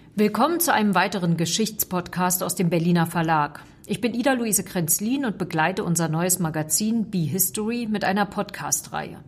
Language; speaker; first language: German; native; German